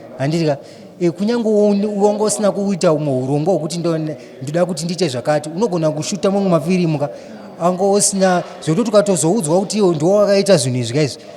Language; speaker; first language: Shona; early bilingual, other home language; Nyanja